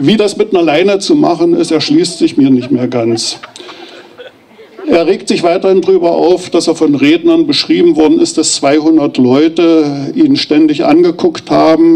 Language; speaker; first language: German; native; German